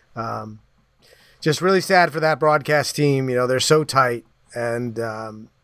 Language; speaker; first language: English; native; English